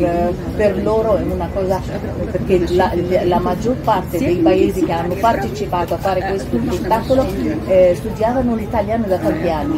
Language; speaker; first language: Italian; non-native, fluent; Arabic